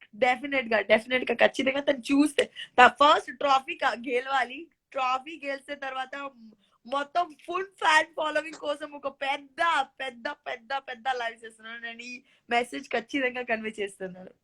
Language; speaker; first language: Telugu; non-native, local second language; Gujarati